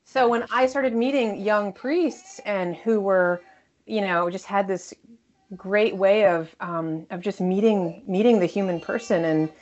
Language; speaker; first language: English; native; English